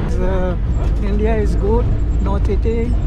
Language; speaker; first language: English; non-native, learner; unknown